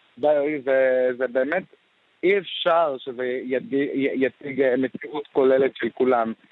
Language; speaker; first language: Hebrew; non-native, local second language; Arabic